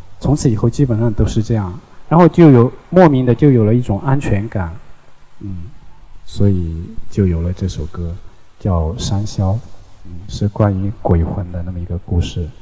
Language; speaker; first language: Chinese; non-native, local second language; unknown